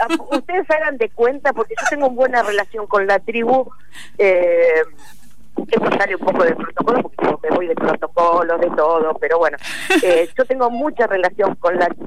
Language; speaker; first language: Spanish; native; Spanish